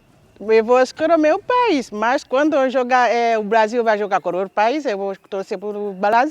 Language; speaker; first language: Portuguese; non-native, learner; Haitian Creole